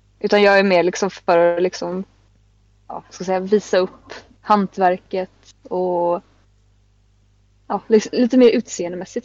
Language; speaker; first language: Swedish; native; Swedish